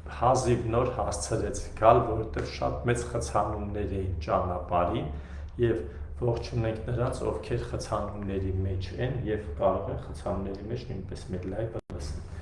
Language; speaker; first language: Armenian; native; Armenian